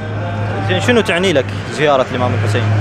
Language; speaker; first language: Arabic; native; Arabic